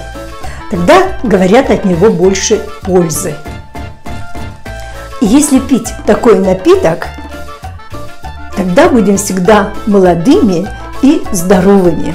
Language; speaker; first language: Russian; native; Russian